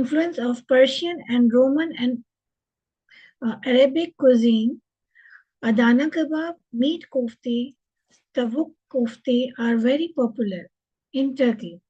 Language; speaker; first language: English; non-native, local second language; Hindi